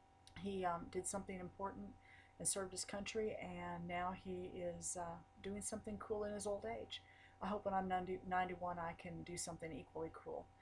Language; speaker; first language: English; native; English